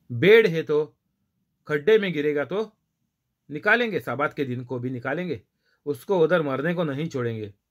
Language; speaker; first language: Hindi; non-native, local second language; Marathi